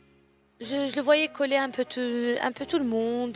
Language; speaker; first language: French; native; French